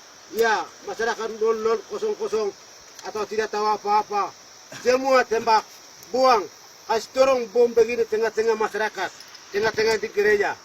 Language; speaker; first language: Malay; non-native, local second language; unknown